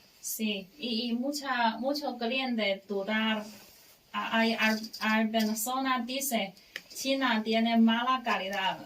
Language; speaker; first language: Spanish; non-native, learner; Chinese